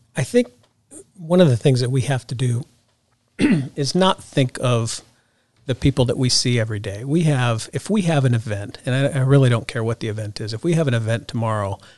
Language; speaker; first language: English; native; English